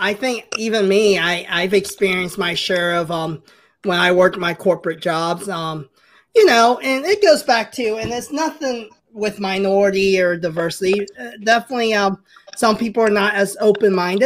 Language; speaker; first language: English; early bilingual, other home language; Cantonese